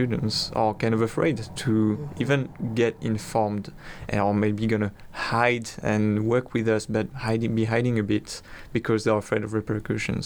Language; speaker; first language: English; non-native, fluent; French